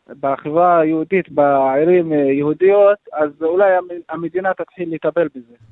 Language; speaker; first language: Hebrew; non-native, local second language; Arabic